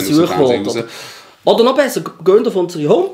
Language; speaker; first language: German; native; German